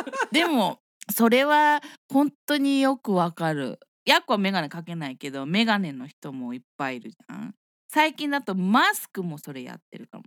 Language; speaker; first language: Japanese; early bilingual, heritage; Japanese